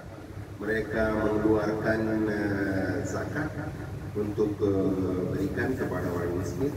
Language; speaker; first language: Indonesian; non-native, fluent; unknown